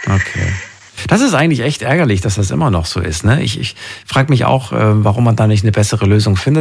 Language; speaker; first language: German; native; German